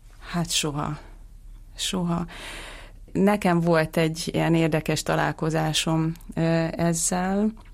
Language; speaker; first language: Hungarian; native; Hungarian